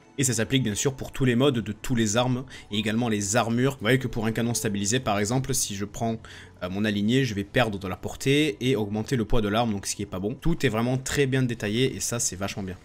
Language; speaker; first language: French; native; French